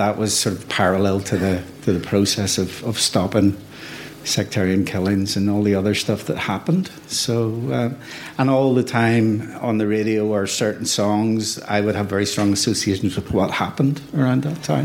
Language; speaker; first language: English; native; English